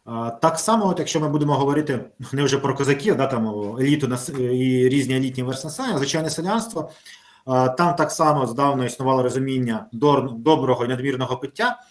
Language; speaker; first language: Ukrainian; native; Ukrainian